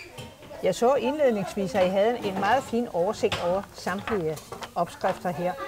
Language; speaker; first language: Danish; native; Danish